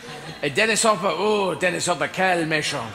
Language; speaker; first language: French; non-native, fluent; English